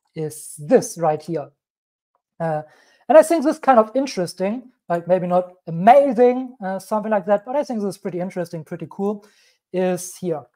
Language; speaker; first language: English; non-native, fluent; German